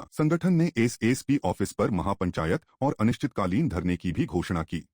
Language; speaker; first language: Hindi; native; Hindi